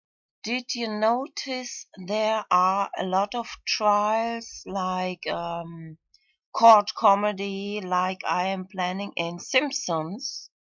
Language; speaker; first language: English; non-native, fluent; German